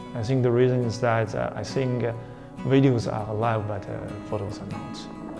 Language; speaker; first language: English; non-native, fluent; Chinese